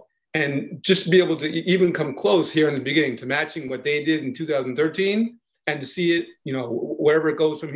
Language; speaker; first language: English; native; English